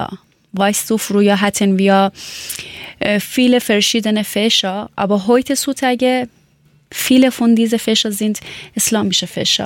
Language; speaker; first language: German; non-native, learner; Persian